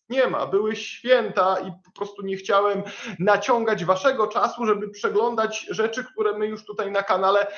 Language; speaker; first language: Polish; native; Polish